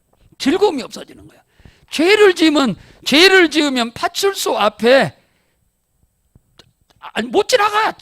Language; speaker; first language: Korean; native; Korean